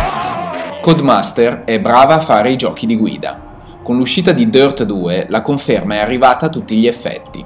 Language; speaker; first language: Italian; native; Italian